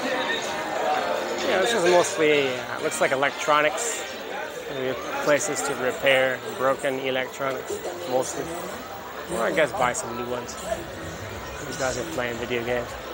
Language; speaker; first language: English; native; English